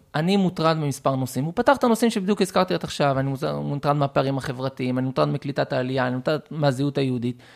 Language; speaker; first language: Hebrew; native; Hebrew